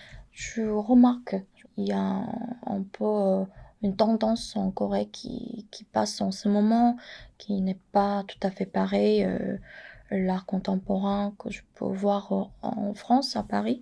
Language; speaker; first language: French; non-native, fluent; Korean